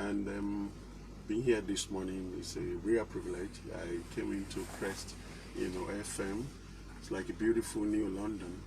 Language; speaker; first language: English; non-native, local second language; Yoruba